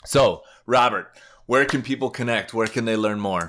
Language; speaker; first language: English; native; English